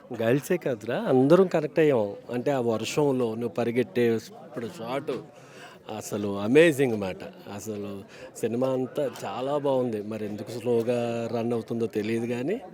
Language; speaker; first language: Telugu; native; Telugu